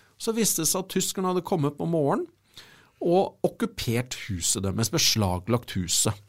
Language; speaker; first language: Norwegian; native; Norwegian